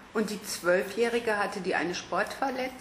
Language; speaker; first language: German; native; German